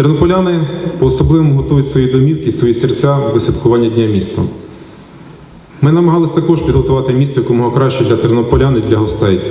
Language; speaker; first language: Ukrainian; native; Ukrainian